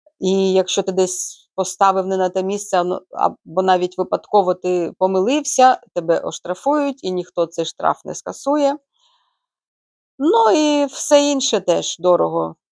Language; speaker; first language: Ukrainian; native; Ukrainian